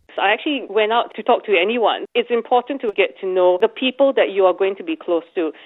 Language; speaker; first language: English; native; English